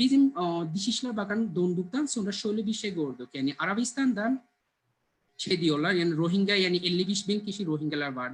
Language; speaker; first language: Turkish; non-native, learner; Bangla